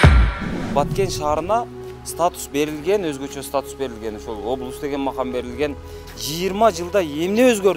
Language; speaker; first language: Kyrgyz; native; Kyrgyz